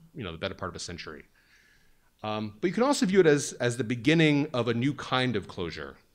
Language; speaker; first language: English; native; English